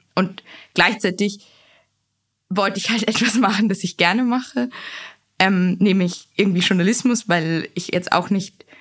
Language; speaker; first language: German; native; German